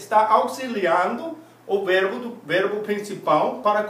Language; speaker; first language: Portuguese; non-native, fluent; English